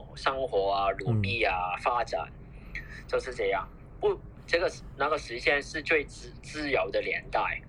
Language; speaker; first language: Chinese; non-native, fluent; Cantonese